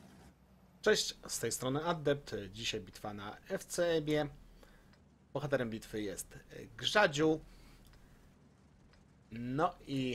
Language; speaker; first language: Polish; native; Polish